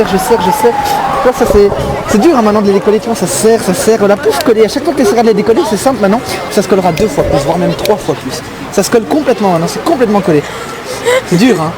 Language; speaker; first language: French; native; French